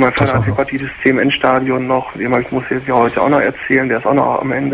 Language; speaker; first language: German; native; German